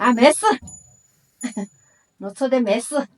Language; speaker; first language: Chinese; non-native, local second language; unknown